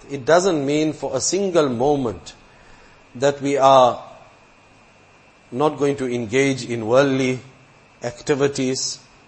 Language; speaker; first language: English; native; English